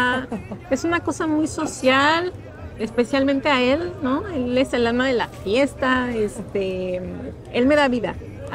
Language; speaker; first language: Spanish; native; Spanish